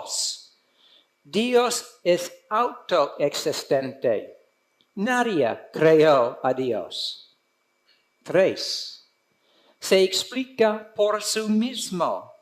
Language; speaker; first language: Spanish; non-native, fluent; English